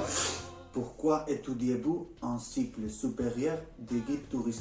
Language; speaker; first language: French; non-native, learner; Spanish